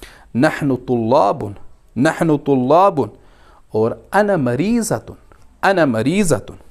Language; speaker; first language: Arabic; non-native, fluent; Urdu